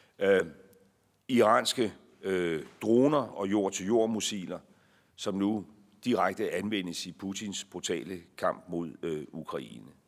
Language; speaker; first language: Danish; native; Danish